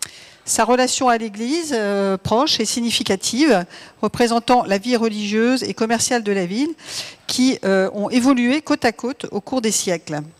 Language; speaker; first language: French; native; French